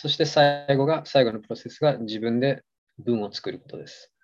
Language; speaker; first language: Japanese; native; Japanese